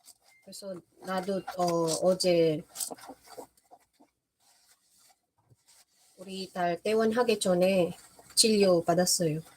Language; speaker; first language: Korean; non-native, fluent; Filipino